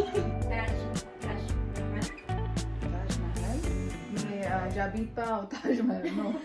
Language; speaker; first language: French; non-native, fluent; Hindi